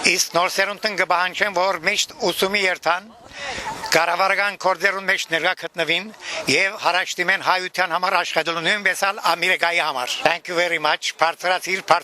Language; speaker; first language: Armenian; early bilingual, heritage; Armenian